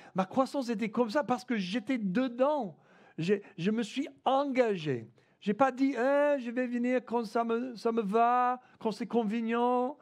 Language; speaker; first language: French; non-native, fluent; English